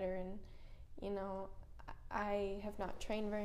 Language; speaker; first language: English; native; English